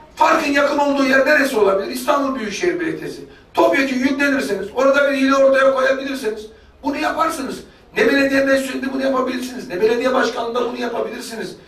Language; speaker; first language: Turkish; native; Turkish